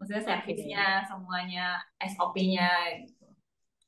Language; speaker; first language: Indonesian; native; Indonesian